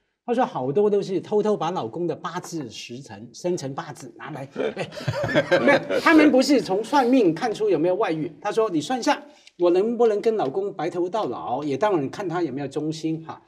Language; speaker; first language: Chinese; native; Chinese